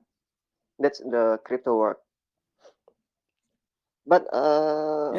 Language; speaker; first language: English; non-native, learner; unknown